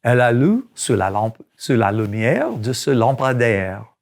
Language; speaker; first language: French; non-native, fluent; English